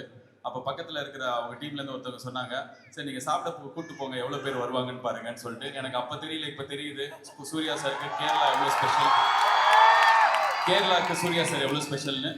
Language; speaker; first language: Tamil; native; Tamil